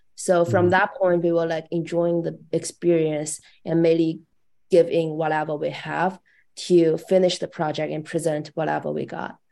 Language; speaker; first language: English; non-native, fluent; Chinese